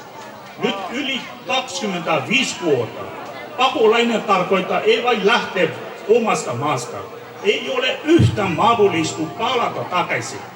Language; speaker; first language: Finnish; non-native, fluent; Burmese